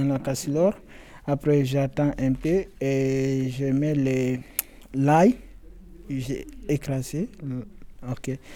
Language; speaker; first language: French; non-native, learner; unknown